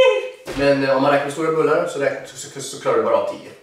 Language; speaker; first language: Swedish; native; Swedish